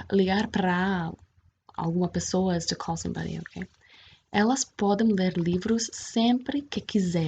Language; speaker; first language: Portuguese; non-native, fluent; English